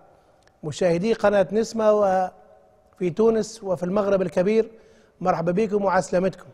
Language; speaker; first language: Arabic; native; Arabic